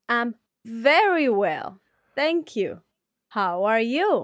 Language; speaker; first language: English; non-native, learner; Spanish